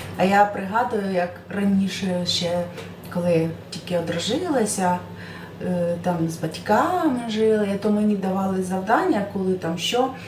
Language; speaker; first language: Ukrainian; native; Ukrainian